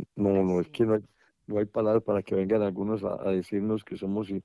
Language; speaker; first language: Spanish; native; Spanish